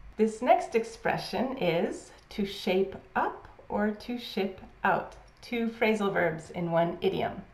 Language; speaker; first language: English; native; English